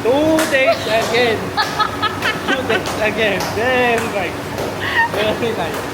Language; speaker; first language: English; non-native, learner; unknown